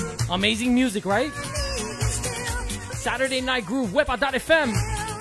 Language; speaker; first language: English; early bilingual, other home language; Spanish